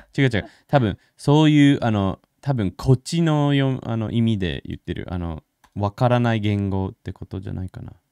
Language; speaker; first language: Japanese; non-native, fluent; English